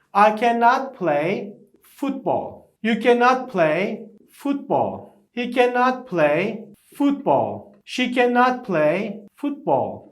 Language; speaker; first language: English; non-native, fluent; Turkish